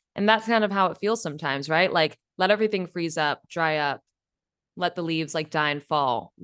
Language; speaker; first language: English; native; English